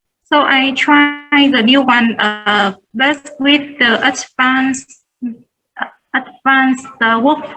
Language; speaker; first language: English; non-native, learner; Vietnamese